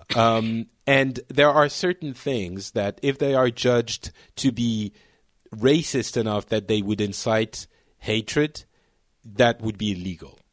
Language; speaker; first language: English; non-native, fluent; French